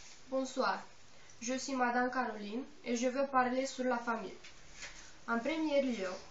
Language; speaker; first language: French; non-native, learner; Romanian